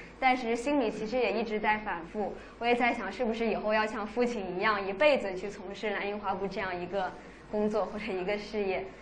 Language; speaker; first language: Chinese; native; Chinese